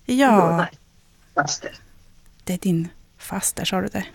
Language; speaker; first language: Swedish; non-native, local second language; Finnish